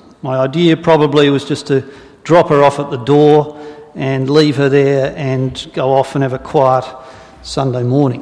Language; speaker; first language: English; native; English